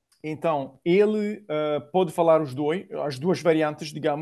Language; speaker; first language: Portuguese; non-native, fluent; Italian